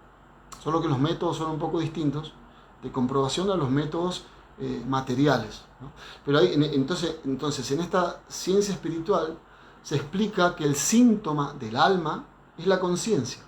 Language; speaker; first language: Spanish; native; Spanish